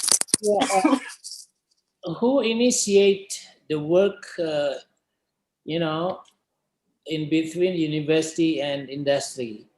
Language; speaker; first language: English; non-native, fluent; Indonesian